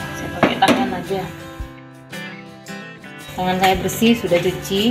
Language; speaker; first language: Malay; non-native, local second language; Madurese